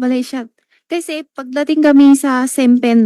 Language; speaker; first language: Filipino; non-native, local second language; Chinese